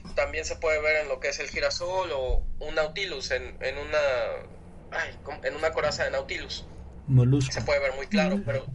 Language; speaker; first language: Spanish; native; Spanish